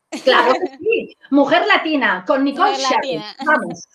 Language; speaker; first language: Spanish; native; Spanish